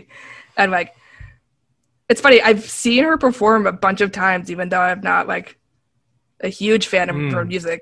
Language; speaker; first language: English; native; English